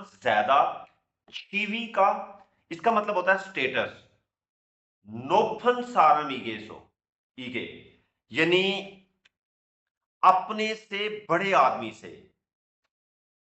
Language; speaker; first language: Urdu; non-native, local second language; Punjabi